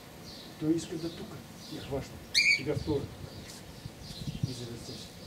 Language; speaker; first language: Bulgarian; non-native, learner; Russian